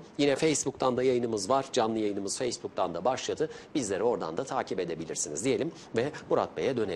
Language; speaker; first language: Turkish; native; Turkish